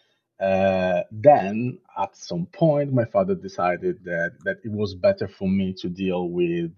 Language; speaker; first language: English; non-native, fluent; Italian